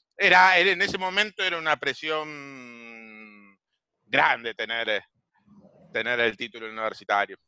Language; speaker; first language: Spanish; native; Spanish